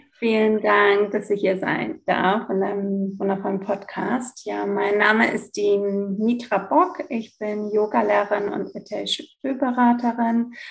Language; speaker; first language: German; early bilingual, heritage; German